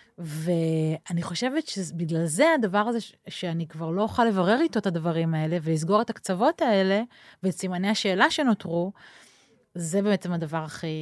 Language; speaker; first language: Hebrew; native; Hebrew